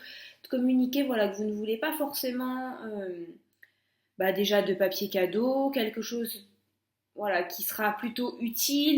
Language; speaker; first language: French; native; French